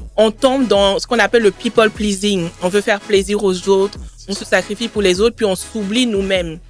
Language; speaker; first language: French; early bilingual, other home language; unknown